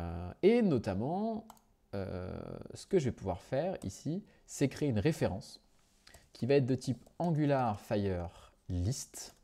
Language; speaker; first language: French; native; French